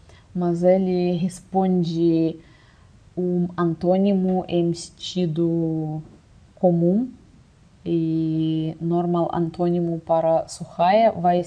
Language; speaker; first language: Portuguese; non-native, fluent; Russian